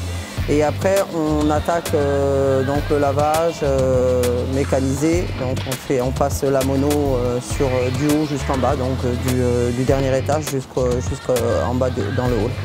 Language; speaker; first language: French; native; French